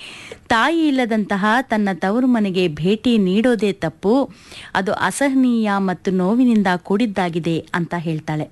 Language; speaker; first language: Kannada; native; Kannada